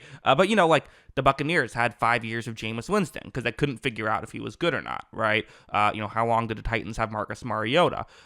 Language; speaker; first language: English; native; English